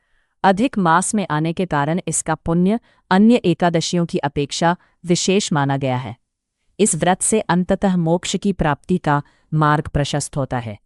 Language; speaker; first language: Hindi; native; Hindi